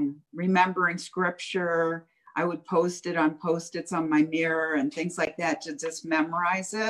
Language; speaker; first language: English; native; English